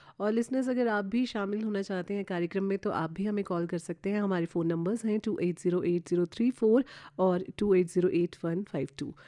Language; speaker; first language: Hindi; native; Hindi